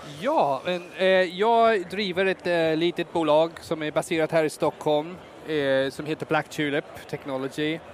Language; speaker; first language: Swedish; non-native, fluent; English